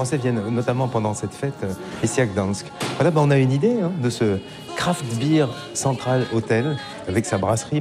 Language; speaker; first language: French; native; French